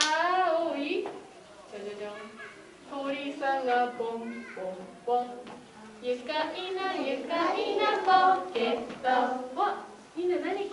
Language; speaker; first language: Japanese; native; Japanese